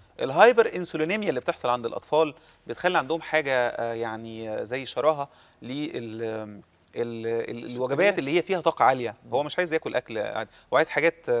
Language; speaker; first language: Arabic; native; Arabic